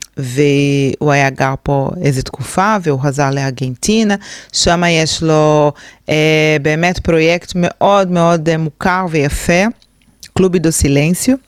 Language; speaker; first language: Hebrew; non-native, fluent; Portuguese